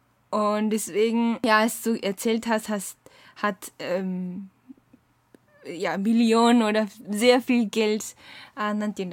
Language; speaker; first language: German; non-native, learner; Japanese